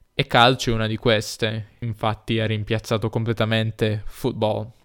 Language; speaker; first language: Italian; native; Italian